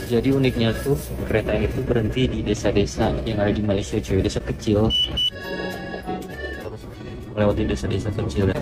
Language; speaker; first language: Indonesian; native; Indonesian